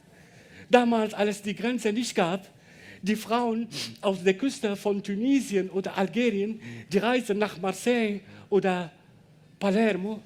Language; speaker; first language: German; non-native, learner; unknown